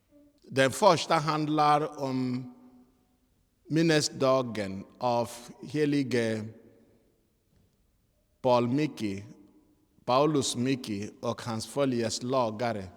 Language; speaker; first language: Swedish; non-native, fluent; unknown